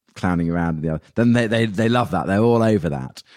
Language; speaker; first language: English; native; English